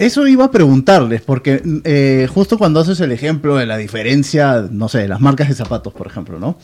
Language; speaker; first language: Spanish; native; Spanish